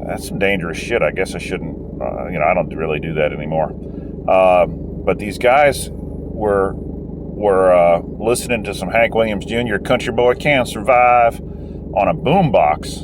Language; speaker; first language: English; native; English